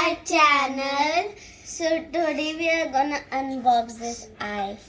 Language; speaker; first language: English; non-native, local second language; Hindi